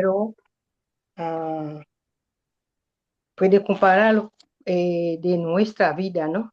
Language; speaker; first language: Spanish; non-native, learner; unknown